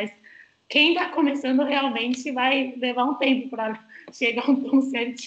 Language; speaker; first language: Portuguese; non-native, fluent; Chinese